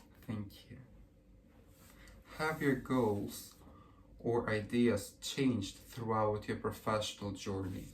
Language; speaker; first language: English; early bilingual, other home language; Russian